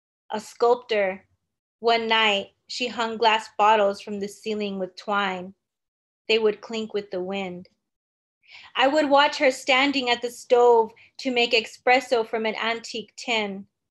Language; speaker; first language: English; early bilingual, other home language; Spanish